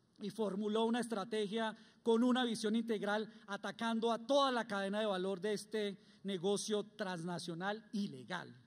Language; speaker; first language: Spanish; native; Spanish